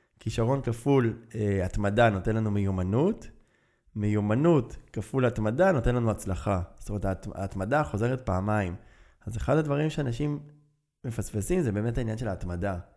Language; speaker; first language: Hebrew; native; Hebrew